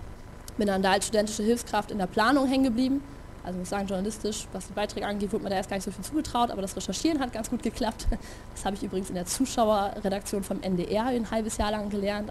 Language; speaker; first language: German; native; German